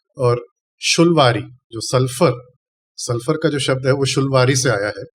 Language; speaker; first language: Hindi; non-native, local second language; Tamil